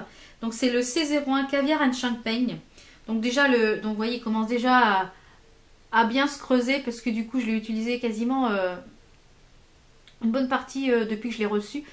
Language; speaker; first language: French; native; French